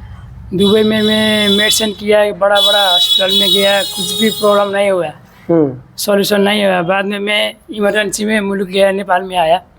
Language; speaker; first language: Hindi; non-native, learner; Nepali